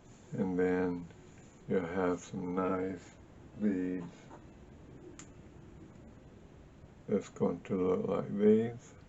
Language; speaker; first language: English; native; English